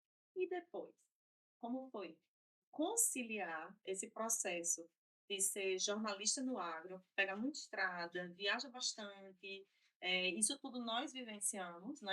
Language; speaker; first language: Portuguese; native; Portuguese